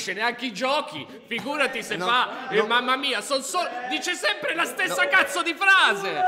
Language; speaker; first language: Italian; native; Italian